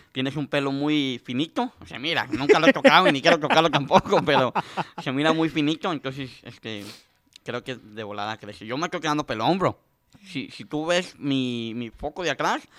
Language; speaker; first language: Spanish; native; Spanish